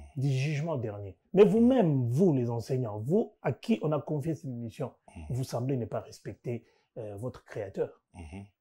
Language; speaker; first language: French; non-native, local second language; Lingala